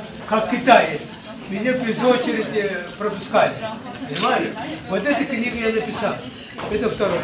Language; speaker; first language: Russian; non-native, local second language; Tuvinian